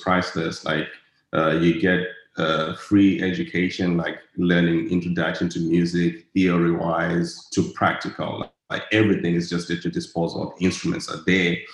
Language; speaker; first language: English; non-native, local second language; Shona